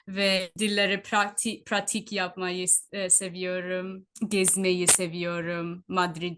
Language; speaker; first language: Turkish; non-native, fluent; Telugu